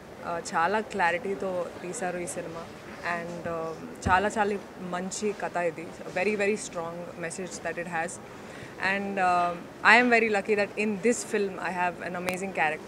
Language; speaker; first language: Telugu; non-native, local second language; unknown